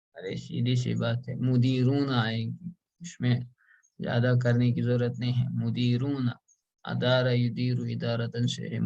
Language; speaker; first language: Urdu; non-native, local second language; Kashmiri